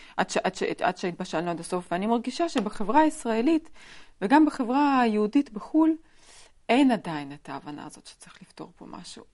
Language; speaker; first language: Hebrew; non-native, fluent; Russian